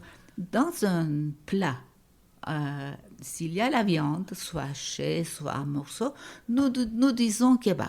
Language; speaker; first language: French; non-native, fluent; Turkish